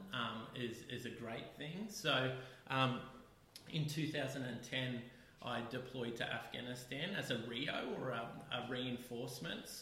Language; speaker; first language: English; native; English